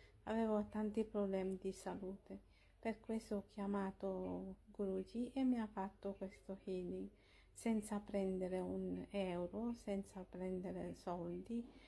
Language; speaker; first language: Italian; non-native, learner; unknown